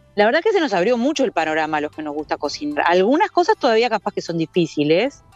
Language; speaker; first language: Spanish; native; Spanish